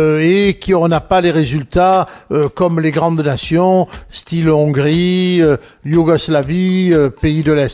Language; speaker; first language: French; native; French